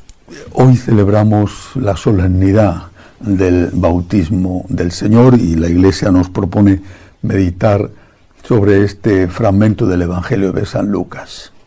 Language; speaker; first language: Spanish; native; Spanish